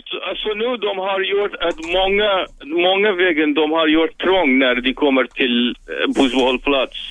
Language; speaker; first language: Swedish; non-native, learner; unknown